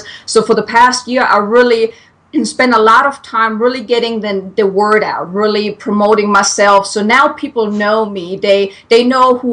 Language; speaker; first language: English; non-native, fluent; German